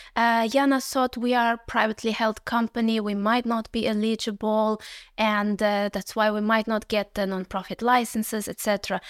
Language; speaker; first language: English; non-native, fluent; Uzbek